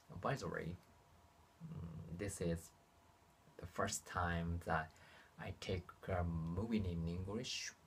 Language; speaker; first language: English; non-native, learner; Japanese